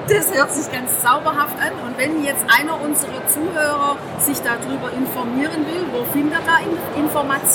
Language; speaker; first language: German; native; German